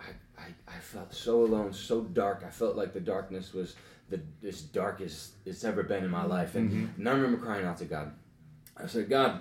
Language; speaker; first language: English; native; English